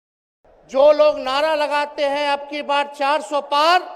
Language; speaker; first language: Hindi; native; Hindi